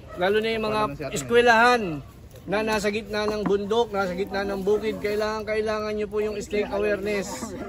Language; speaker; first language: Filipino; native; Filipino